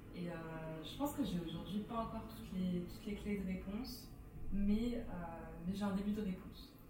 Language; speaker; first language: French; native; French